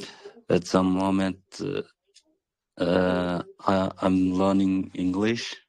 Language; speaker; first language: English; non-native, learner; Kyrgyz